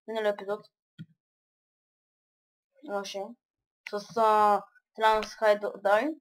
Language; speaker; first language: Bulgarian; early bilingual, other home language; Russian